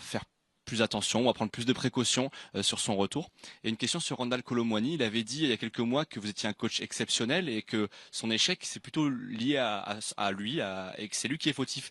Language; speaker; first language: French; native; French